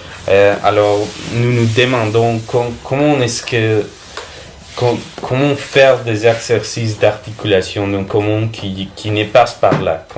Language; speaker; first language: French; non-native, fluent; Spanish